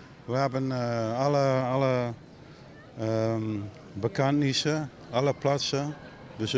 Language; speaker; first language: German; non-native, learner; Dutch